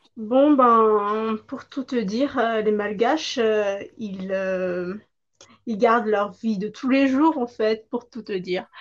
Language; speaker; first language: French; non-native, local second language; Malagasy